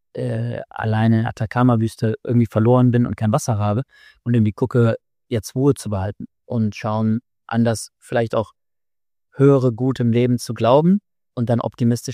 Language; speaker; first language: German; native; German